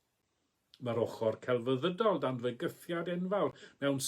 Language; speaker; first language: Welsh; native; Welsh